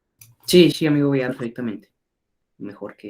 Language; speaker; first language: Spanish; native; Spanish